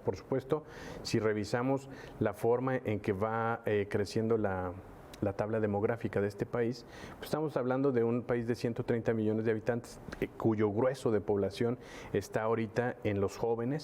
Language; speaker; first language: Spanish; native; Spanish